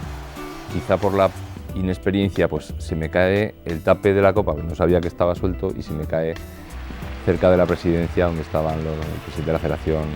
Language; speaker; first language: Spanish; native; Spanish